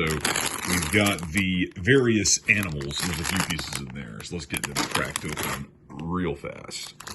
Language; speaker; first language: English; native; English